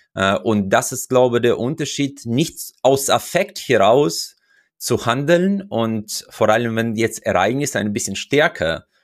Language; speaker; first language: German; non-native, fluent; Russian